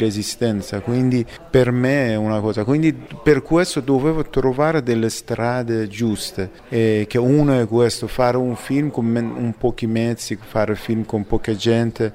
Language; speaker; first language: Italian; non-native, fluent; Persian